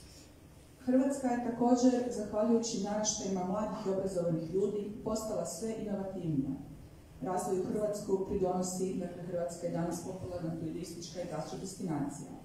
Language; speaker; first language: Croatian; native; Croatian